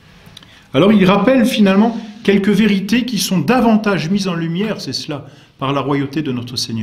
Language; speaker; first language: French; native; French